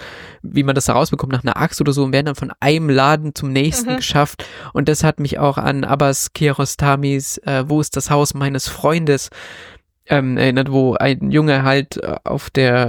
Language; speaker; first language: German; native; German